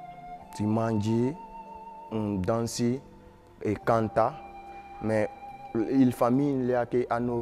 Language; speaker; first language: Italian; non-native, learner; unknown